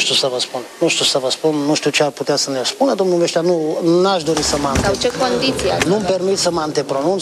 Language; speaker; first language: Romanian; non-native, local second language; Hungarian